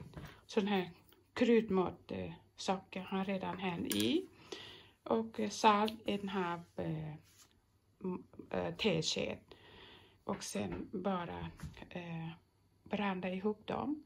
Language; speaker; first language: Swedish; non-native, fluent; Thai